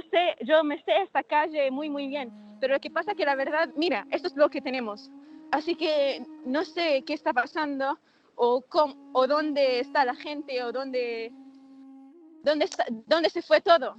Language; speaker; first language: Spanish; non-native, fluent; Arabic